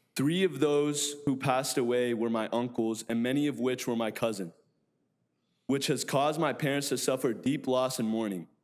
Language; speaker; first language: English; native; English